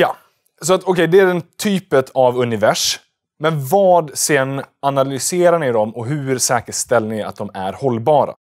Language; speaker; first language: Swedish; native; Swedish